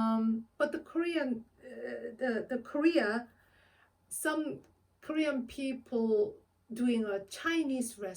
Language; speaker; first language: English; non-native, learner; Korean